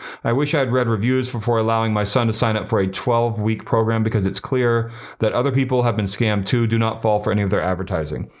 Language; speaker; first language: English; native; English